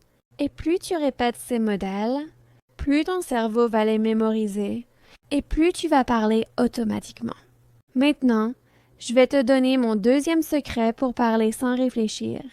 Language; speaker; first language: French; non-native, fluent; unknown